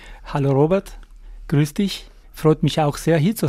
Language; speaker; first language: German; non-native, fluent; Albanian